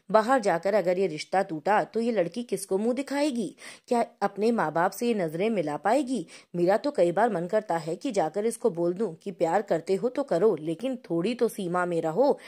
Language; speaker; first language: Hindi; native; Hindi